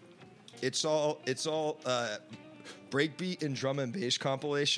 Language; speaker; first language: English; native; English